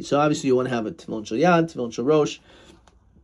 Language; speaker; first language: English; native; English